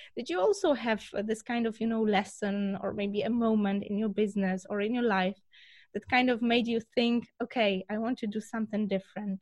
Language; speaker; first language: English; non-native, fluent; Polish